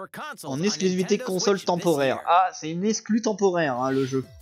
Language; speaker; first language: French; native; French